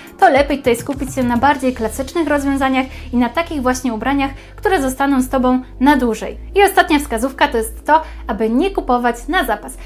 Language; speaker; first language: Polish; native; Polish